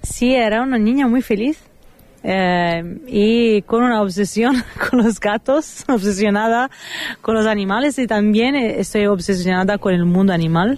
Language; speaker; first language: Spanish; non-native, fluent; Italian